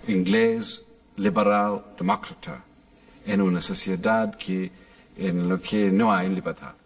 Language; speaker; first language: Spanish; non-native, fluent; English